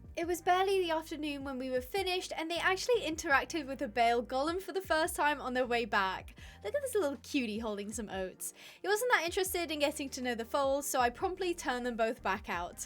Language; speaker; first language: English; native; English